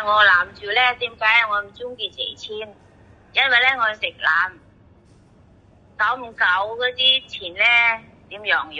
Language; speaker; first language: Cantonese; non-native, learner; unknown